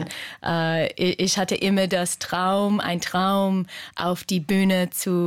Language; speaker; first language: German; non-native, fluent; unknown